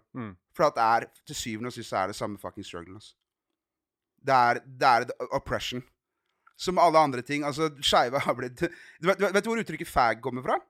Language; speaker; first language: Norwegian; native; Norwegian